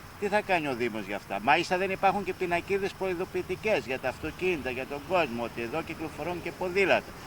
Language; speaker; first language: Greek; native; Greek